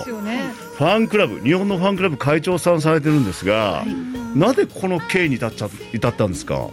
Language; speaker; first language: Japanese; native; Japanese